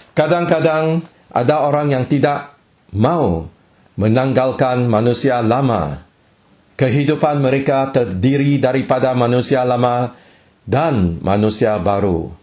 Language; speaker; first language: Malay; non-native, local second language; Chinese